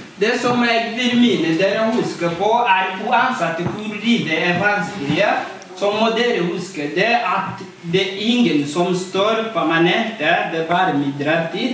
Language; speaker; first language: Norwegian; non-native, fluent; Kinyarwanda